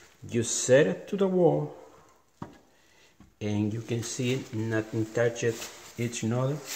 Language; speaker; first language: English; non-native, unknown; Spanish